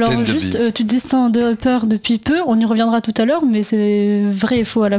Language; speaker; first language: French; native; French